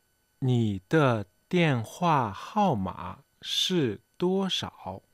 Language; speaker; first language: Chinese; non-native, learner; German